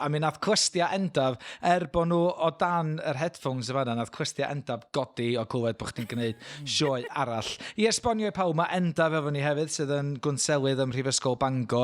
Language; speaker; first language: Welsh; native; Welsh